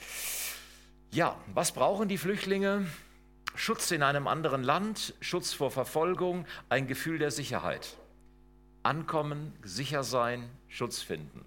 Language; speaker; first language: German; native; German